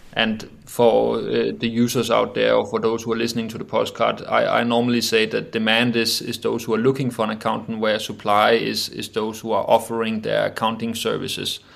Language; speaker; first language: English; non-native, fluent; Danish